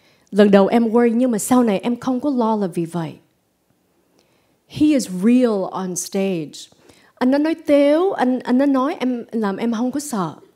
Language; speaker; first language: Vietnamese; early bilingual, heritage; Vietnamese